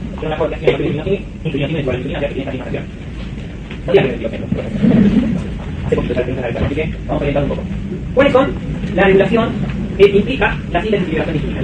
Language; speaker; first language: Spanish; native; Spanish